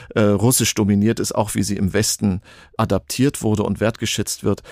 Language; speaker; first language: German; non-native, fluent; Ukrainian